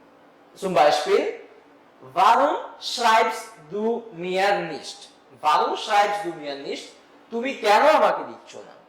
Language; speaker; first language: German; non-native, fluent; Bangla